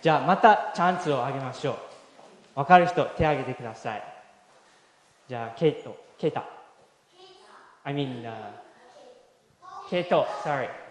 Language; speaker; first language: Japanese; native; Japanese